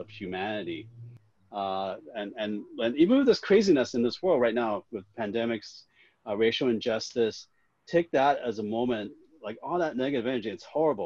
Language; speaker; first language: English; non-native, local second language; Cantonese